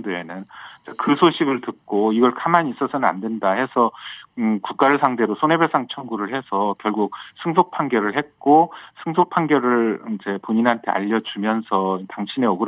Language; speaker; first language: Korean; native; Korean